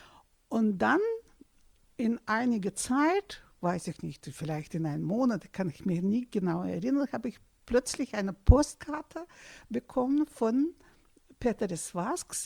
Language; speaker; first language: German; non-native, fluent; Russian